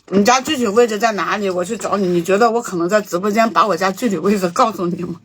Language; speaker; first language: Chinese; native; Chinese